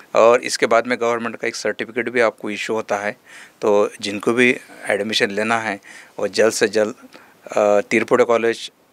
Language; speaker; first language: Hindi; non-native, local second language; Marathi